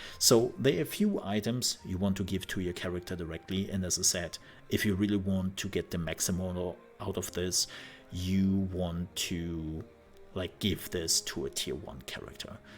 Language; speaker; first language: English; non-native, fluent; German